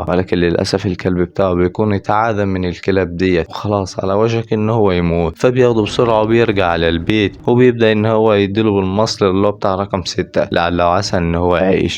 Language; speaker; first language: Arabic; native; Arabic